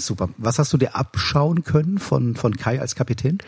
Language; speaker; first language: German; native; German